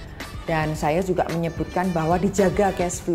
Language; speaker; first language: Indonesian; native; Indonesian